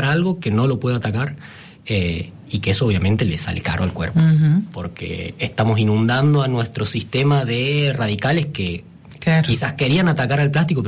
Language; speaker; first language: Spanish; native; Spanish